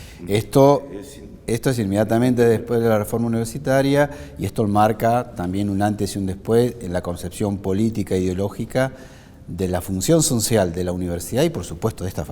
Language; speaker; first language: Spanish; native; Spanish